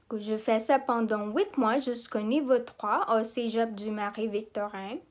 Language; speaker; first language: French; non-native, learner; Pampanga